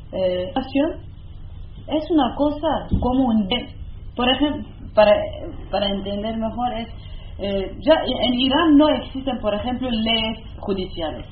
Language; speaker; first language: Spanish; non-native, learner; Kurdish